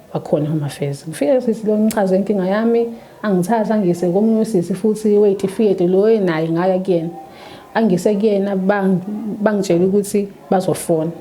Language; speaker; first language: Zulu; native; Zulu